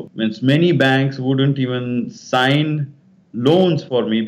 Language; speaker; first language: English; non-native, local second language; Kannada